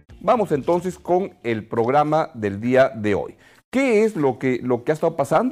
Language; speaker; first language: Spanish; native; Spanish